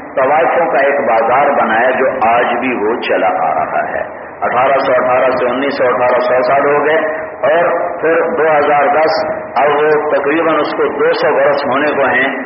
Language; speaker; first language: Urdu; non-native, local second language; Punjabi